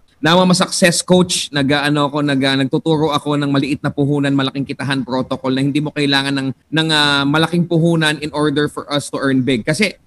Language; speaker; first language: Filipino; native; Filipino